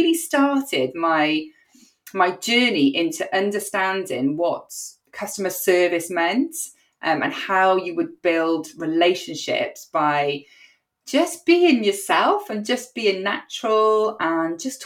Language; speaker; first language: English; native; English